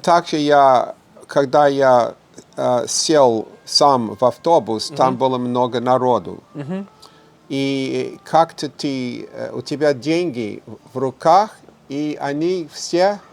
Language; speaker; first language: Russian; non-native, fluent; English